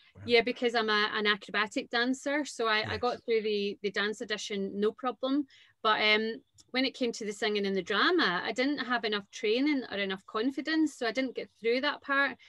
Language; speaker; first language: English; native; English